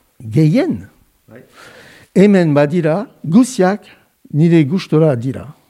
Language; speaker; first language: Basque; non-native, local second language; French